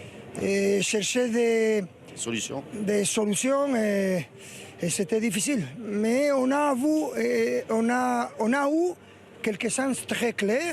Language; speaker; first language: French; non-native, learner; Spanish